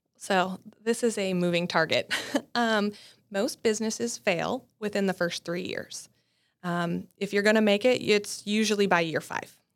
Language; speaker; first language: English; native; English